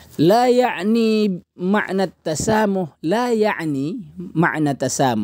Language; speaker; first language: Arabic; non-native, fluent; Indonesian